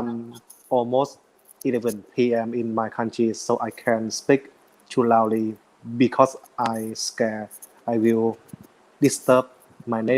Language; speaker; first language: English; non-native, learner; Vietnamese